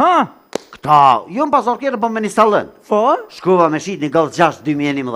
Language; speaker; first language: Albanian; native; Albanian